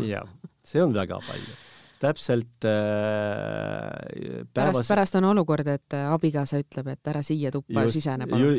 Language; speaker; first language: Estonian; non-native, local second language; Russian